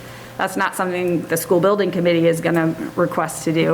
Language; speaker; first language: English; native; English